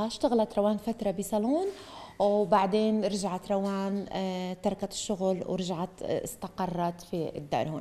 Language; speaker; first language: Arabic; native; Arabic